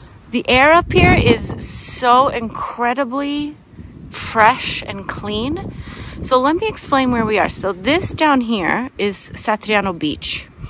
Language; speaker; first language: English; native; English